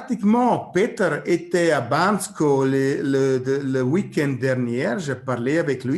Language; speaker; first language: French; non-native, learner; German